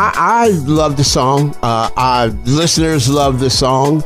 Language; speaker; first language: English; native; English